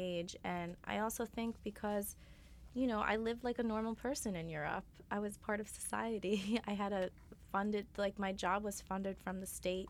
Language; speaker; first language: English; native; English